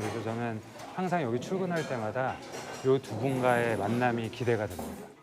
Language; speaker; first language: Korean; native; Korean